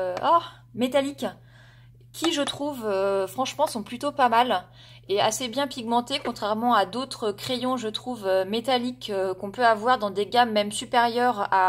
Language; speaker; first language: French; native; French